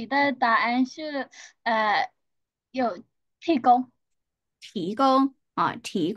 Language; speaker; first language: Chinese; non-native, learner; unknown